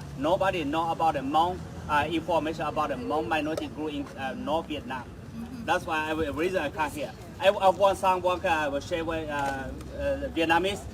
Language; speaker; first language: English; non-native, learner; Hmong